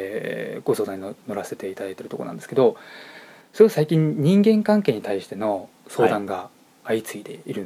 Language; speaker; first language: Japanese; native; Japanese